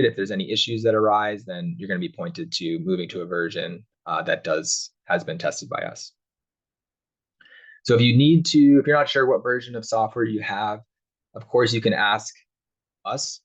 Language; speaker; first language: English; native; English